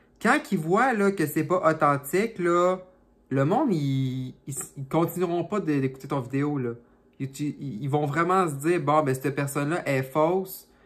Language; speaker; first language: French; native; French